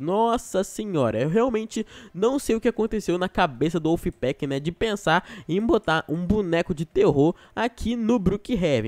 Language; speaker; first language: Portuguese; native; Portuguese